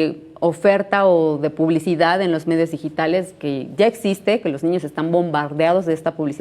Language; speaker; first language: Spanish; native; Spanish